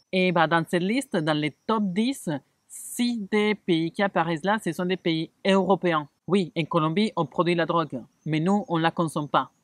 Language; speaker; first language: French; non-native, fluent; Spanish